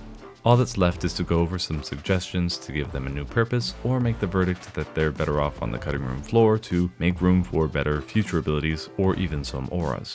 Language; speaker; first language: English; native; English